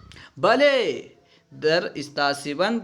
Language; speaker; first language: Persian; non-native, fluent; Urdu